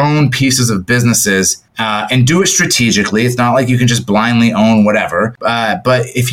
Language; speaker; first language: English; native; English